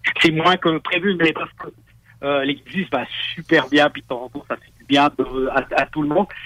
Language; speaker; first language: French; native; French